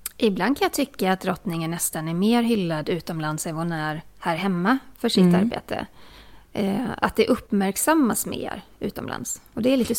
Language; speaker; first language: Swedish; native; Swedish